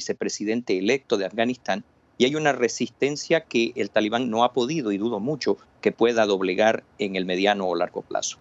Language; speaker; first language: Spanish; native; Spanish